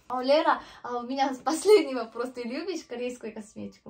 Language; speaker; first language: Russian; non-native, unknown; Korean